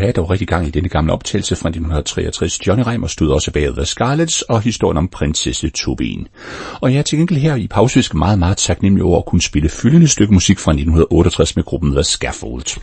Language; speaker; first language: Danish; native; Danish